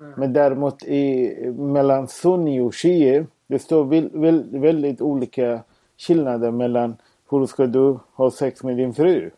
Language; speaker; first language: Swedish; non-native, fluent; Persian